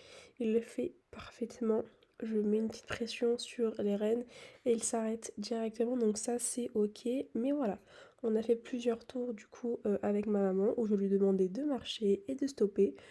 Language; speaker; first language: French; native; French